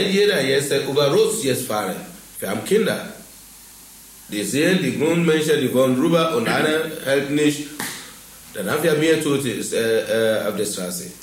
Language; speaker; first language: German; non-native, fluent; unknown